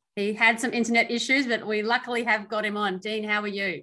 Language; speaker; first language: English; native; English